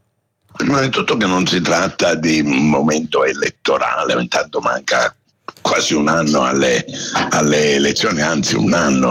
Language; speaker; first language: Italian; native; Italian